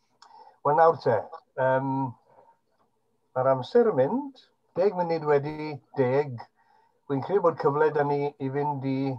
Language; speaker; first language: Welsh; native; Welsh